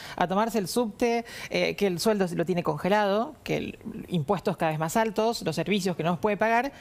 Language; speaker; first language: Spanish; native; Spanish